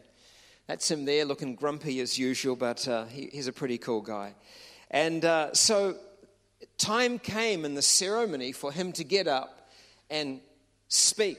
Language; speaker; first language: English; native; English